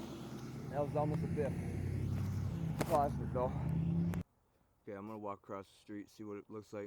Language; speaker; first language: English; native; English